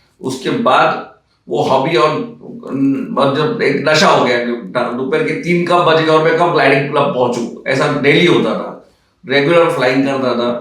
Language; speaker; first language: Hindi; non-native, local second language; Marathi